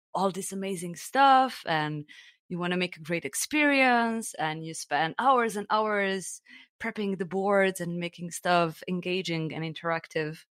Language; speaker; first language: English; non-native, fluent; Slovenian